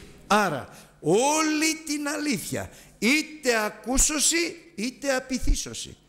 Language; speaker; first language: Greek; native; Greek